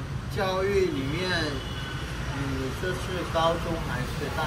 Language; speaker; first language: Chinese; non-native, learner; Vietnamese